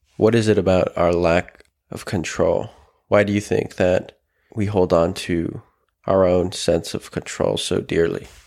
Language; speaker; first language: English; native; English